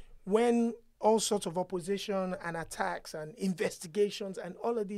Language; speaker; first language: English; non-native, local second language; Yoruba